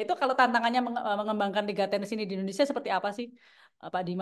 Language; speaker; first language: Indonesian; native; Indonesian